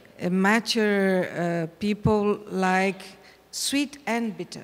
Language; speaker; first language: English; non-native, fluent; Portuguese